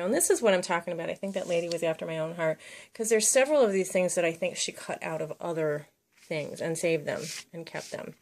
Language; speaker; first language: English; native; English